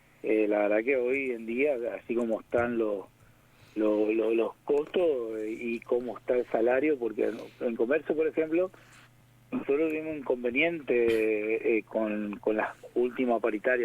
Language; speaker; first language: Spanish; native; Spanish